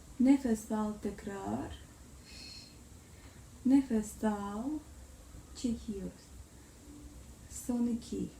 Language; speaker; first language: Turkish; non-native, learner; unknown